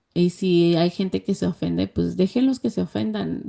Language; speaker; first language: Spanish; early bilingual, heritage; Spanish